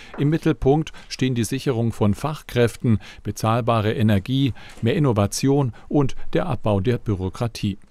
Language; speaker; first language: German; native; German